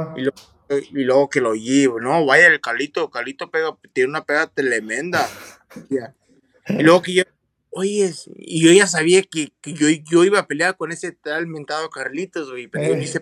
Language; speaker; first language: Spanish; early bilingual, heritage; Spanish